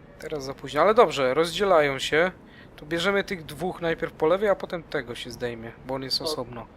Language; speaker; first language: Polish; native; Polish